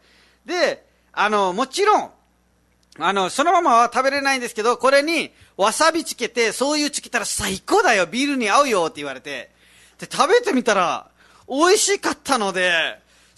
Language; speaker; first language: Japanese; non-native, fluent; Nepali